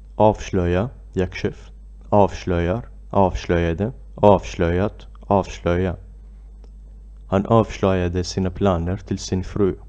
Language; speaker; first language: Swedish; non-native, fluent; Arabic